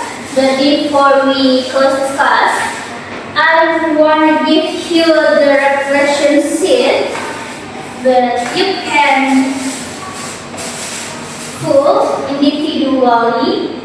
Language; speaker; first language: English; non-native, learner; Indonesian